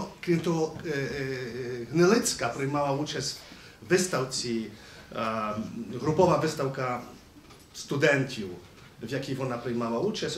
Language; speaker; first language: Ukrainian; native; Ukrainian